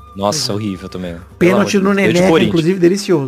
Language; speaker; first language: Portuguese; native; Portuguese